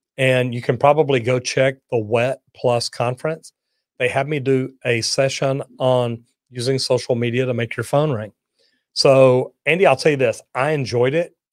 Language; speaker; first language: English; native; English